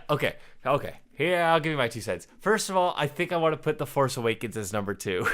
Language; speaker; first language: English; native; English